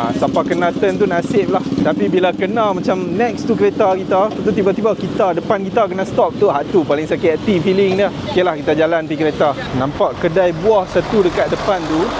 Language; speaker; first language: Malay; non-native, local second language; Tamil